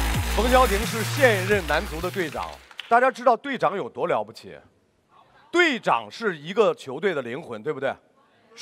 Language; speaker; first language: Chinese; native; Chinese